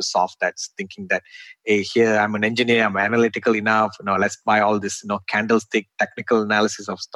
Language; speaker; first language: English; non-native, local second language; Tamil